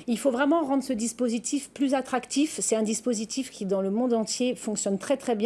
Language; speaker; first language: French; native; French